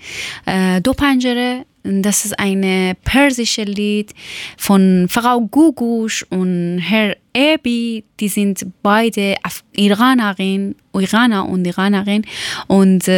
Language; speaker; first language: German; non-native, learner; Persian